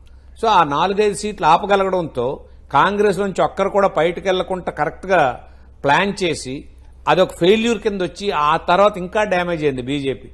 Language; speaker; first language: Telugu; native; Telugu